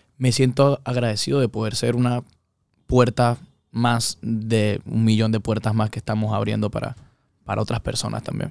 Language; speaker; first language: Spanish; native; Spanish